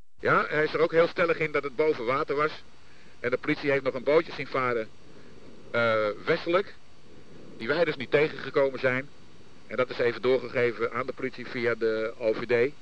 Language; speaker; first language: Dutch; native; Dutch